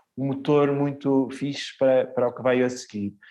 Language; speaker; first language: Portuguese; early bilingual, other home language; Swedish